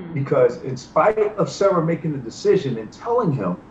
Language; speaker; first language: English; native; English